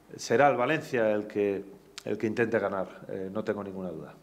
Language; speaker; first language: Spanish; native; Spanish